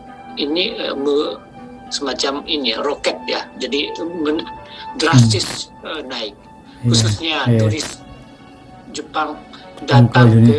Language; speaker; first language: Indonesian; non-native, fluent; Japanese